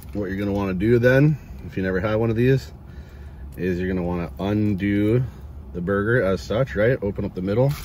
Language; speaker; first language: English; native; English